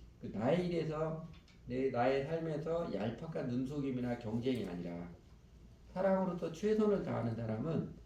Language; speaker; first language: Korean; native; Korean